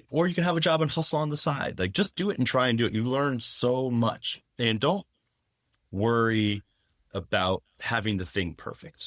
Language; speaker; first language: English; native; English